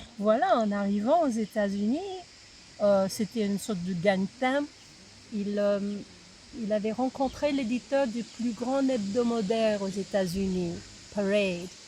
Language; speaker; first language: French; non-native, fluent; English